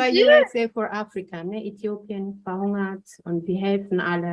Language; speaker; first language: German; non-native, fluent; Amharic